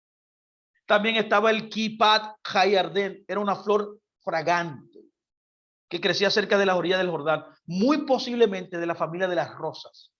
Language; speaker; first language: Spanish; native; Spanish